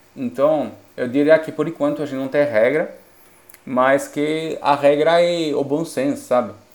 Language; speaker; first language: Portuguese; non-native, fluent; French